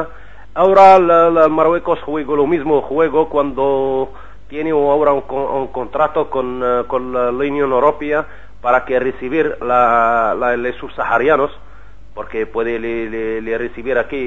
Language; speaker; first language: Spanish; non-native, learner; Arabic